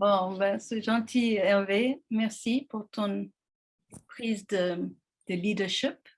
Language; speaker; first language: French; non-native, fluent; English